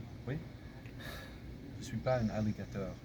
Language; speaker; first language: French; non-native, learner; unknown